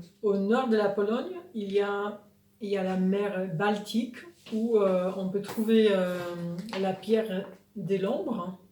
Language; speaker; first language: French; non-native, fluent; Polish